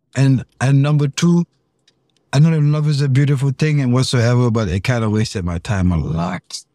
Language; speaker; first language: English; non-native, local second language; Wolof